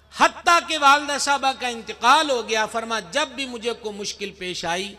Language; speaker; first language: Urdu; non-native, local second language; Punjabi